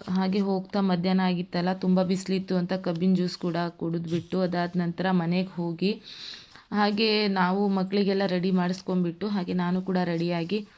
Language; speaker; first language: Kannada; non-native, local second language; Lambadi